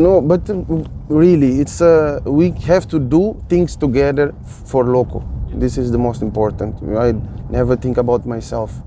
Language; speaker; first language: English; non-native, fluent; Portuguese